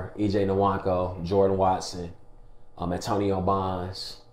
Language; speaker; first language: English; native; English